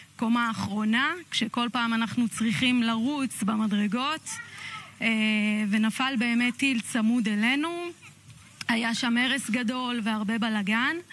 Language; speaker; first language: Hebrew; native; Hebrew